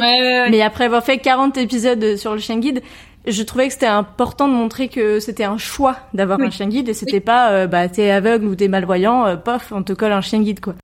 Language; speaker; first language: French; native; French